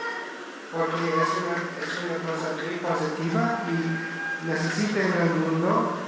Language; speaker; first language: Spanish; non-native, learner; English